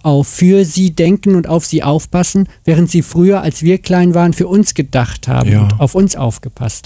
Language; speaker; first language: German; native; German